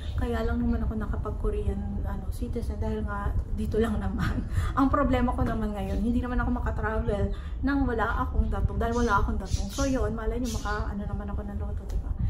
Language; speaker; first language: Filipino; native; Filipino